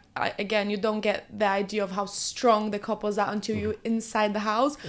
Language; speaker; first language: English; early bilingual, other home language; Portuguese